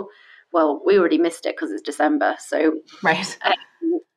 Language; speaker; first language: English; native; English